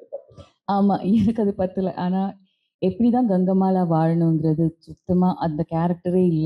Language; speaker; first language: Tamil; non-native, local second language; Malayalam